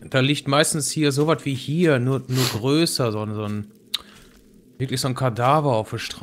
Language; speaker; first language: German; native; German